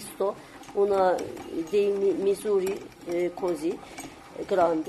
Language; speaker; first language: Italian; non-native, learner; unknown